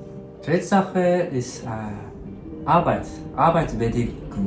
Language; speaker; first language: German; non-native, learner; Japanese